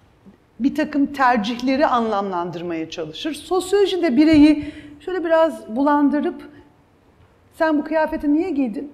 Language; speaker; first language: Turkish; native; Turkish